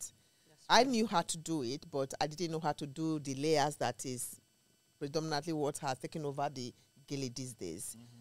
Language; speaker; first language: English; non-native, local second language; Esan